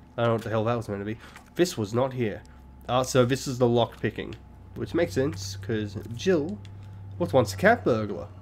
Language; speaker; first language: English; native; English